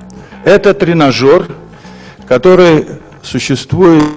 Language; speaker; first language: Russian; native; Russian